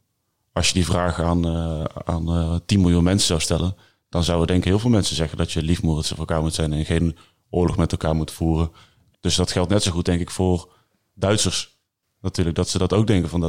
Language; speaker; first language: Dutch; native; Dutch